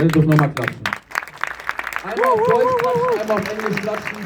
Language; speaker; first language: German; native; German